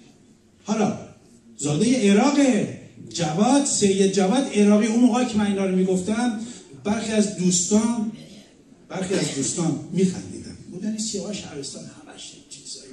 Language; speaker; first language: Persian; native; Persian